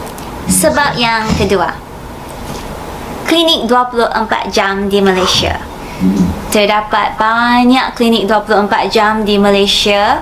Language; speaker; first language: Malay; non-native, fluent; Japanese